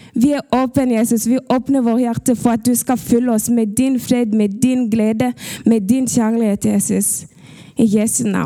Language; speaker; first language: Norwegian; early bilingual, other home language; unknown